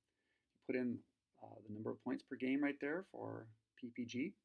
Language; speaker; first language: English; native; English